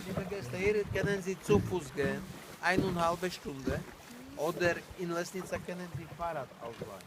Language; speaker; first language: German; non-native, learner; Slovak